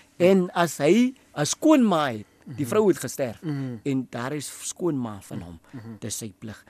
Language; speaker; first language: Afrikaans; non-native, local second language; Tswana